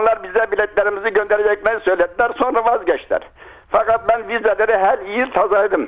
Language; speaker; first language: Turkish; non-native, local second language; Kurdish